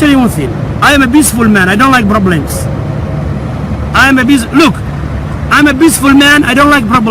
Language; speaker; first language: English; non-native, fluent; Somali